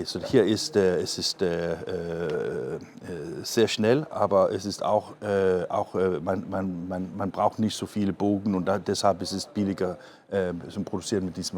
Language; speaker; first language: German; non-native, fluent; Danish